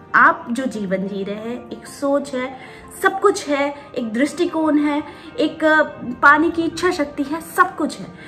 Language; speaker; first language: Hindi; non-native, local second language; Bangla